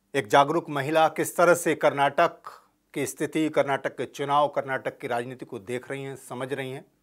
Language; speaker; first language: Hindi; native; Hindi